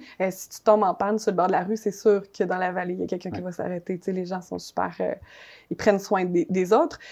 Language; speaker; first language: French; native; French